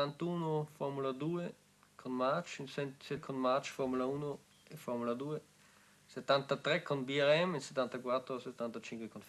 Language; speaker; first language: Italian; non-native, learner; German